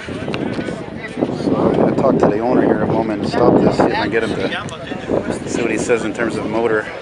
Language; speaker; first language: English; native; English